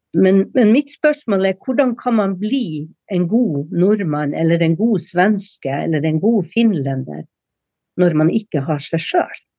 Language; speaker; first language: Norwegian; native; Norwegian